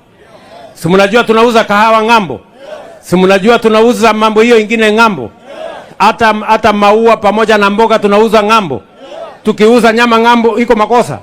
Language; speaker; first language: Swahili; non-native, local second language; Kalenjin